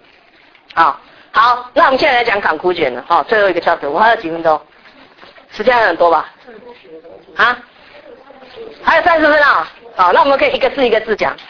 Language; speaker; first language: Chinese; native; Chinese